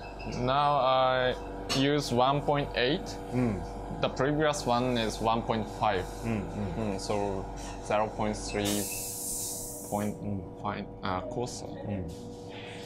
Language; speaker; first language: English; non-native, learner; Japanese